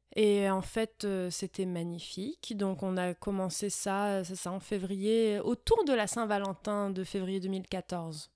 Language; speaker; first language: French; native; French